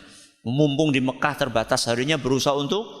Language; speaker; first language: Indonesian; native; Indonesian